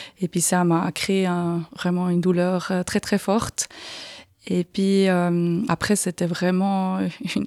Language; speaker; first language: French; non-native, fluent; Swiss German